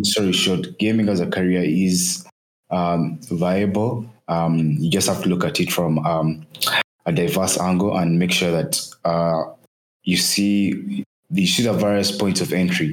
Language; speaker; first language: English; non-native, local second language; Ganda